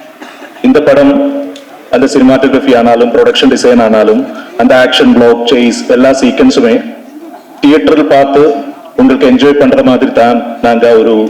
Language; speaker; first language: Tamil; non-native, learner; Malayalam